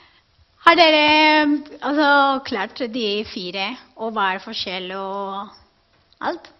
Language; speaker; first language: Norwegian; non-native, fluent; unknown